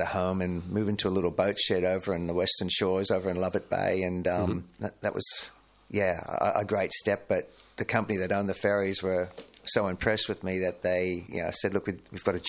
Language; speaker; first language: English; native; English